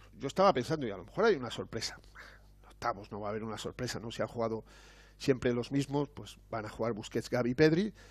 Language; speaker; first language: Spanish; native; Spanish